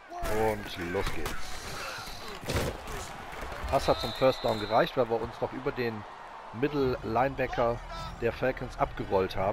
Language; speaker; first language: German; native; German